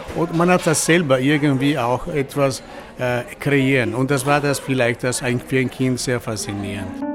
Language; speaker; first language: German; non-native, fluent; Italian